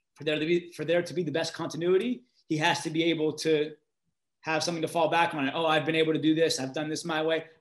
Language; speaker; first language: English; native; English